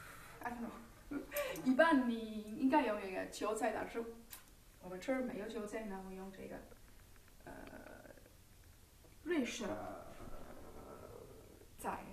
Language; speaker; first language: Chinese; non-native, learner; German